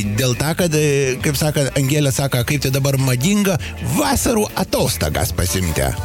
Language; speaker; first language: Lithuanian; native; Lithuanian